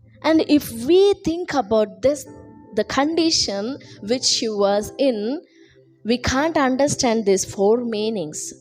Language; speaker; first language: English; non-native, local second language; Telugu